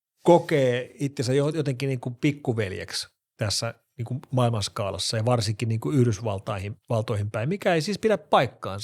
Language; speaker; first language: Finnish; native; Finnish